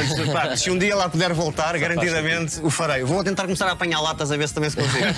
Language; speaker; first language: Portuguese; native; Portuguese